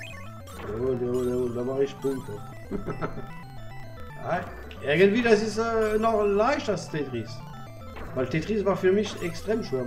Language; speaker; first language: German; non-native, learner; French